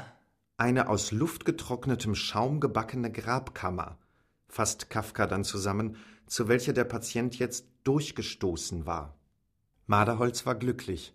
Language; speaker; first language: German; native; German